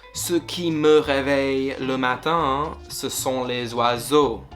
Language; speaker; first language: French; non-native, fluent; English